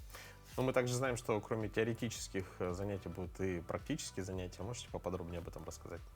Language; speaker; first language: Russian; native; Russian